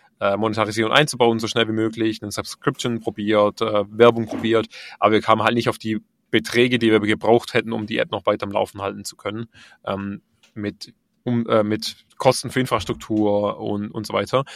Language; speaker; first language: German; native; German